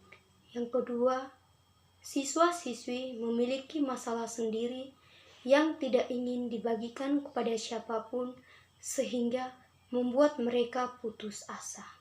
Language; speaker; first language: Indonesian; non-native, local second language; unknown